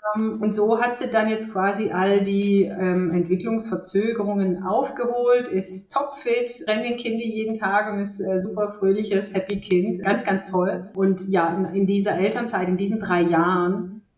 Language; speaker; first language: German; native; German